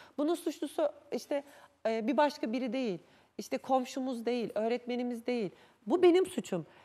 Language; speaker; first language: Turkish; native; Turkish